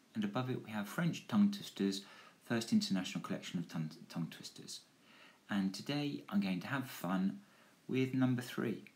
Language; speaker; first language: English; native; English